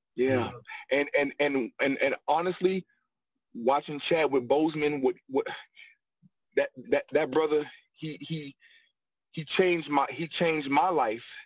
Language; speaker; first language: English; native; English